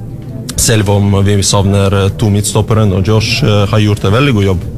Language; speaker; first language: Norwegian; non-native, fluent; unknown